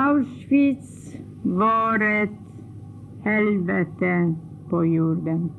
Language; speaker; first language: Swedish; non-native, fluent; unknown